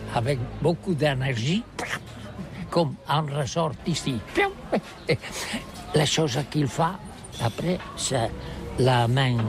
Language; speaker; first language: French; non-native, local second language; Catalan